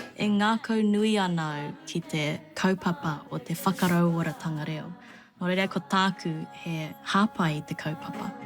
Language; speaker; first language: Māori; non-native, local second language; Chinese